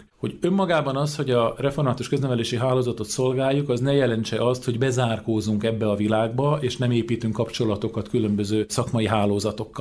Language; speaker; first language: Hungarian; native; Hungarian